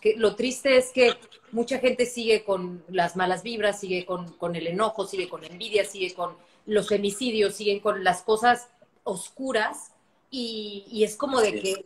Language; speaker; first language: Spanish; native; Spanish